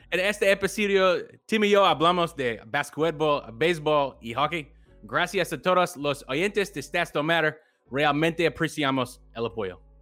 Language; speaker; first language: Spanish; non-native, learner; English